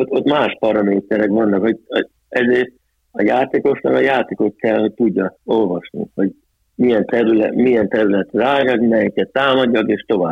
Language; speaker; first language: Hungarian; early bilingual, heritage; Hungarian